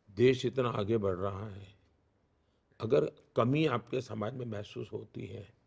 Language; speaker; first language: Hindi; non-native, local second language; Gujarati